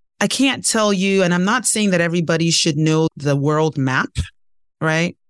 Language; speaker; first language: English; non-native, local second language; Ibibio